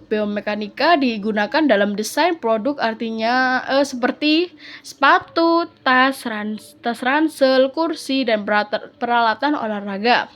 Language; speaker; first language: Indonesian; native; Indonesian